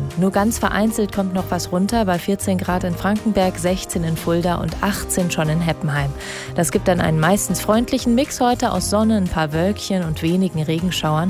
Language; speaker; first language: German; native; German